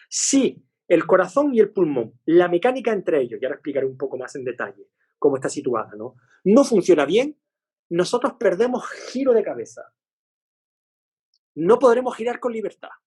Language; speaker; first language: Spanish; native; Spanish